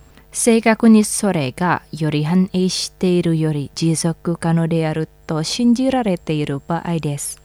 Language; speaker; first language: Japanese; non-native, fluent; Indonesian